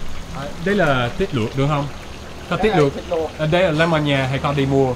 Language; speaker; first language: Vietnamese; non-native, learner; English